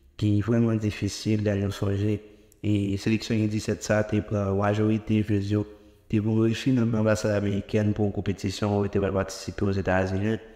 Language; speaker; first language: French; non-native, local second language; Haitian Creole